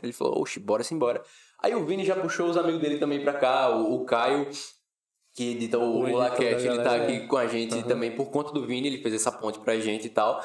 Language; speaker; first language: Portuguese; native; Portuguese